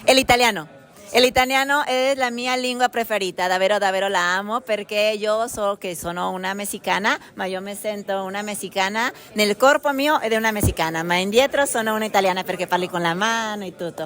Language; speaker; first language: Italian; non-native, fluent; Spanish